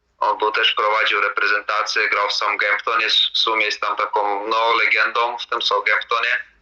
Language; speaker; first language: Polish; non-native, fluent; Latvian